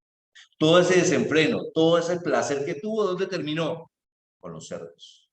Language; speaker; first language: Spanish; native; Spanish